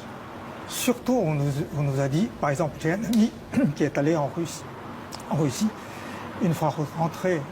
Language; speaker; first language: French; non-native, fluent; Chinese